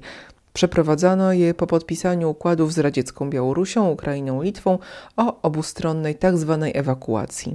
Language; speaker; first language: Polish; native; Polish